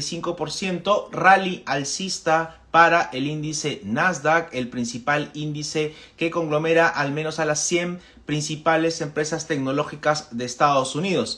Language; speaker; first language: Spanish; native; Spanish